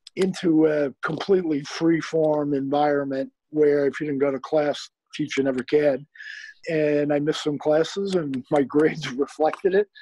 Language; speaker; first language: English; native; English